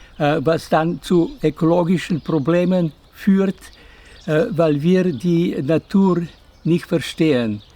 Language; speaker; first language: German; non-native, fluent; Slovenian